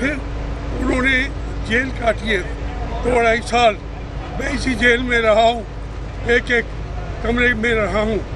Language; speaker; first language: Urdu; native; Urdu